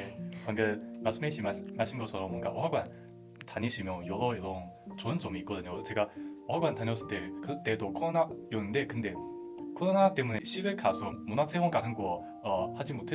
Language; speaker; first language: Korean; non-native, fluent; Chinese